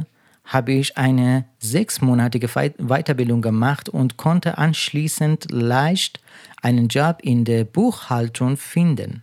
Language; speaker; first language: German; non-native, fluent; Persian